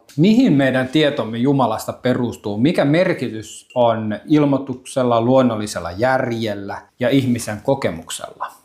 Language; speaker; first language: Finnish; native; Finnish